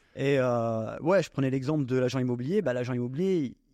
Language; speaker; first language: French; native; French